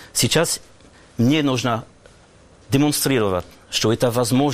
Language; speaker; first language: Russian; non-native, learner; French